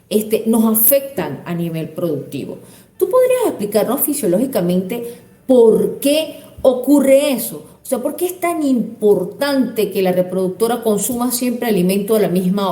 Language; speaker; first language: Spanish; native; Spanish